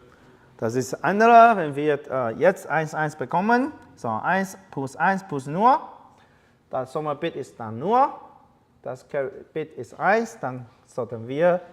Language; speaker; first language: German; non-native, learner; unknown